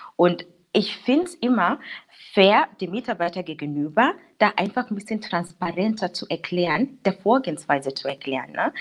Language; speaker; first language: German; non-native, fluent; English